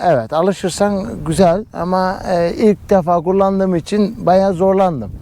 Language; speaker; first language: Turkish; early bilingual, heritage; Turkish